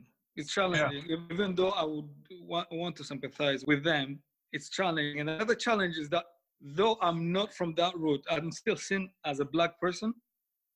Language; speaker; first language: English; non-native, local second language; Kinyarwanda